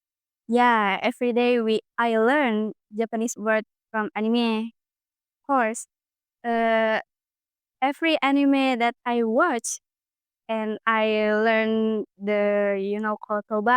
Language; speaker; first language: English; non-native, learner; Indonesian